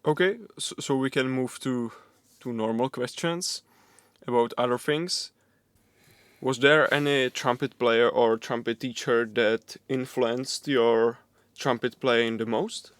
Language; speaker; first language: English; non-native, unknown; Czech